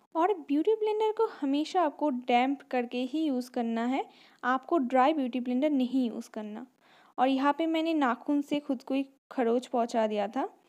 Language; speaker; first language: Hindi; non-native, local second language; Bangla